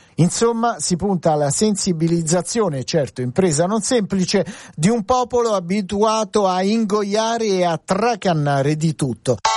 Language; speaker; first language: Italian; native; Italian